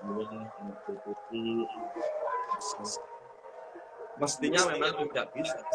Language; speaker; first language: Indonesian; non-native, local second language; Javanese